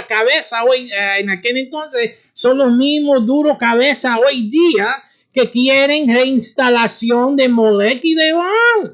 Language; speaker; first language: Spanish; early bilingual, heritage; Spanish